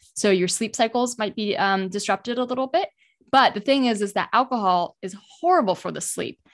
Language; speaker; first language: English; native; English